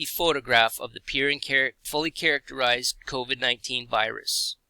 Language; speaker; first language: English; native; English